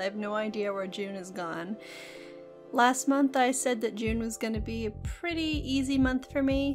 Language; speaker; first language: English; native; English